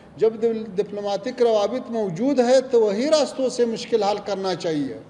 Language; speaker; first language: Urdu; non-native, fluent; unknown